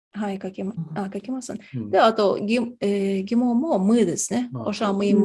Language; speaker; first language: Japanese; non-native, fluent; Tatar